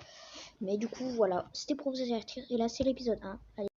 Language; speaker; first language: French; native; French